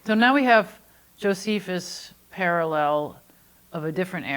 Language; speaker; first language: English; native; English